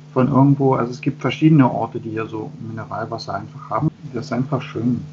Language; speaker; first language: German; native; German